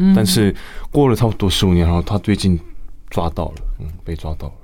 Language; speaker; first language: Chinese; non-native, fluent; Korean